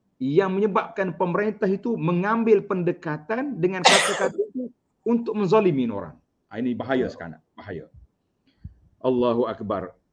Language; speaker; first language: Malay; native; Malay